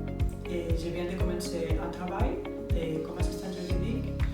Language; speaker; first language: French; non-native, fluent; Spanish